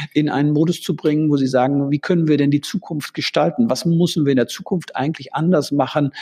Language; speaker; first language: German; native; German